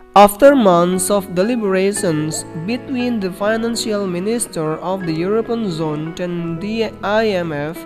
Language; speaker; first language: English; non-native, fluent; Indonesian